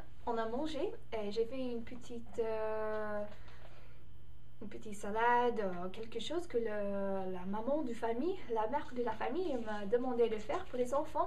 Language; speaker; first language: French; non-native, learner; English